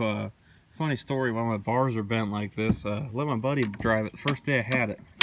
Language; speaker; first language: English; native; English